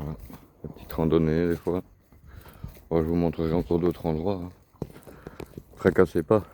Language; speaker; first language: French; native; French